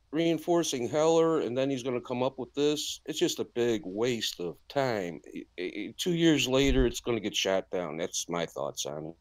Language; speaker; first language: English; native; English